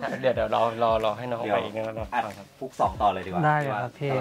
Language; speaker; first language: Thai; native; Thai